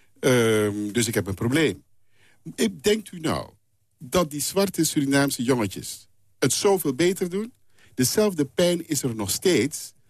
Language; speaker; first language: Dutch; non-native, local second language; Papiamento